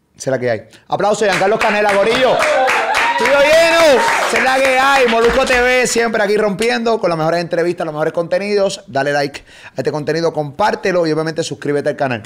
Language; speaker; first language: Spanish; native; Spanish